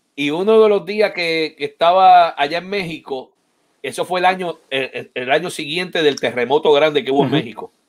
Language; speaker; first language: Spanish; native; Spanish